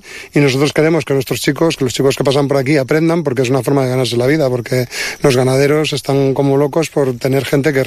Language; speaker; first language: Spanish; native; Spanish